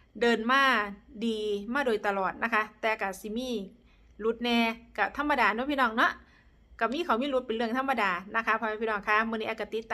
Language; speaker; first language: Thai; non-native, local second language; Northeastern Thai